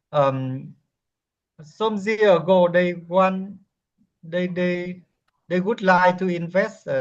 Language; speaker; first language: English; non-native, learner; Vietnamese